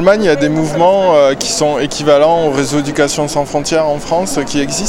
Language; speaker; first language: French; native; French